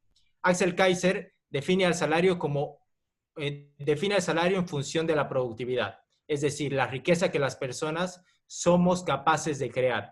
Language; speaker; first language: Spanish; native; Spanish